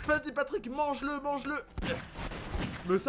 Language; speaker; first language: French; native; French